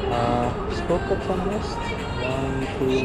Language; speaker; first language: Russian; non-native, learner; Azerbaijani